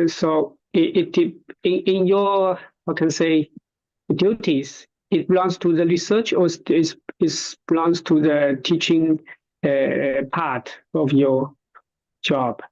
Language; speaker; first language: English; non-native, learner; Chinese